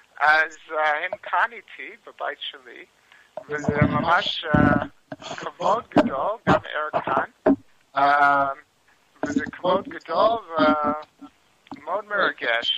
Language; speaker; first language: Hebrew; non-native, learner; English